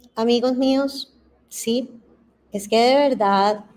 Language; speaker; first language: Spanish; native; Spanish